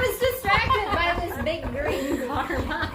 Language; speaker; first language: English; native; English